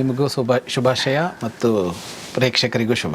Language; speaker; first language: Kannada; native; Kannada